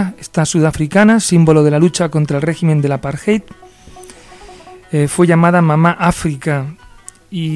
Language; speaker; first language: Spanish; native; Spanish